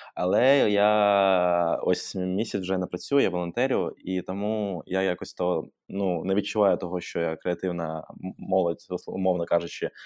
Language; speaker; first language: Ukrainian; non-native, local second language; Russian